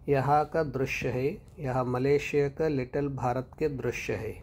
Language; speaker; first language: Hindi; non-native, local second language; Kannada